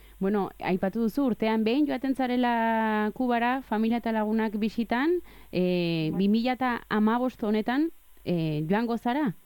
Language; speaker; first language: Basque; native; Basque